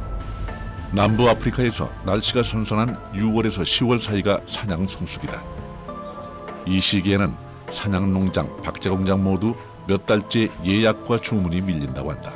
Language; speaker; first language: Korean; native; Korean